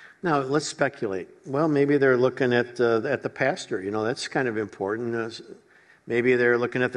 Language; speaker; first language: English; native; English